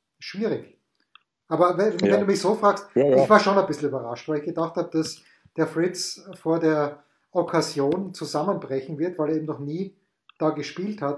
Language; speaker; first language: German; native; German